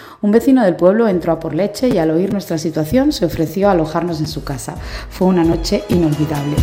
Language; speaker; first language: Spanish; native; Spanish